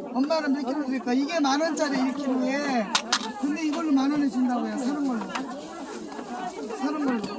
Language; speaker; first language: Korean; native; Korean